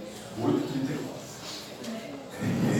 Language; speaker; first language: Portuguese; native; Portuguese